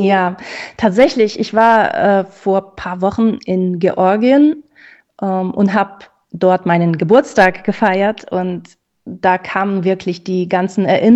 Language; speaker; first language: German; non-native, fluent; Russian